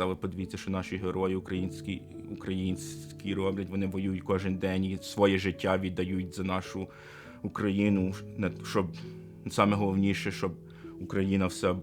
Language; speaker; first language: Ukrainian; early bilingual, heritage; Ukrainian